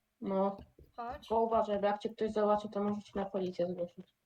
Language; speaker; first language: Polish; native; Polish